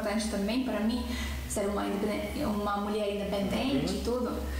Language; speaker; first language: Portuguese; non-native, fluent; Estonian